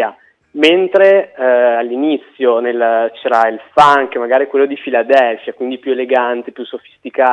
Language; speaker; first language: Italian; native; Italian